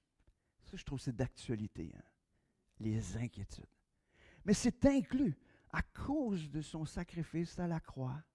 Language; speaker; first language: French; native; French